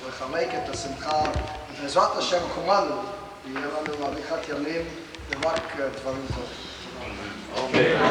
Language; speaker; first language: Hebrew; non-native, fluent; English